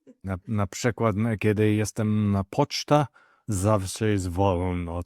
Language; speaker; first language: Polish; non-native, learner; English